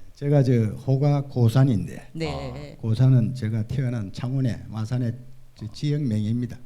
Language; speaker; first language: Korean; native; Korean